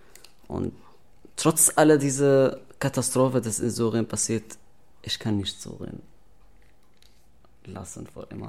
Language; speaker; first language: German; non-native, learner; Arabic